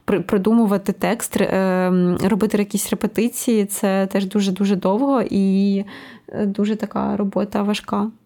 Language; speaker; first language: Ukrainian; native; Ukrainian